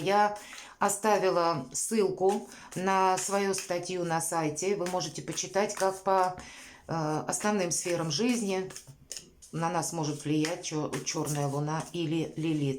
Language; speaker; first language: Russian; native; Russian